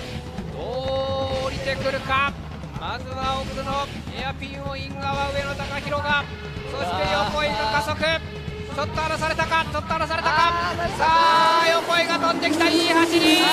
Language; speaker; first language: Japanese; native; Japanese